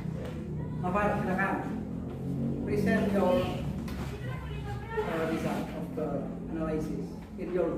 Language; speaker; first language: English; non-native, learner; Indonesian